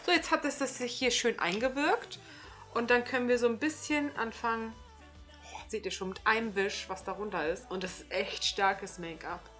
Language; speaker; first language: German; early bilingual, other home language; Turkish